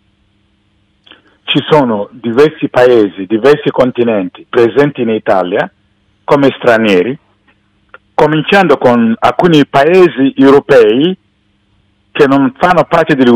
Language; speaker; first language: Italian; non-native, fluent; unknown